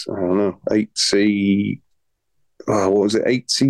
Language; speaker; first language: English; native; English